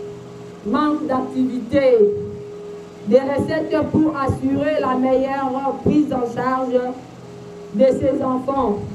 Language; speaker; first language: French; non-native, local second language; Lingala